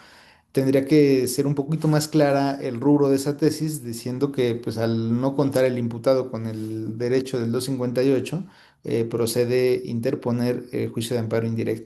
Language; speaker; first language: Spanish; native; Spanish